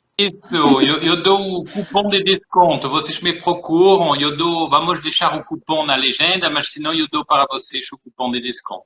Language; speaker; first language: Portuguese; early bilingual, heritage; French